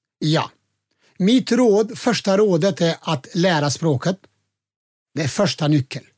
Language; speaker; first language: Swedish; non-native, fluent; Albanian